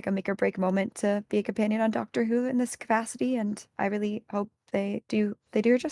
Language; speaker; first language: English; native; English